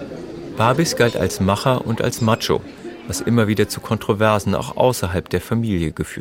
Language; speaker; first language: German; native; German